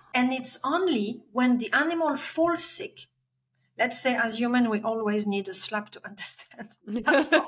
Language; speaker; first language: English; non-native, fluent; French